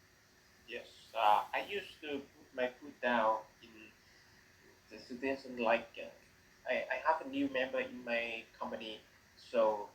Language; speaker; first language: English; non-native, learner; Vietnamese